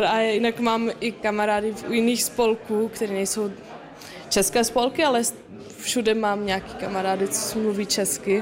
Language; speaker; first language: Czech; early bilingual, heritage; German